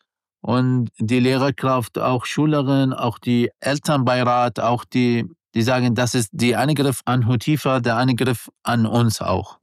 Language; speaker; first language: German; non-native, learner; Arabic